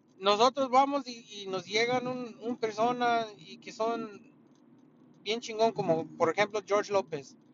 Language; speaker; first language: Spanish; early bilingual, heritage; Spanish